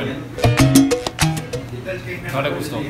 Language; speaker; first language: Spanish; native; Spanish